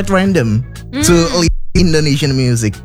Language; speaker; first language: English; non-native, fluent; Indonesian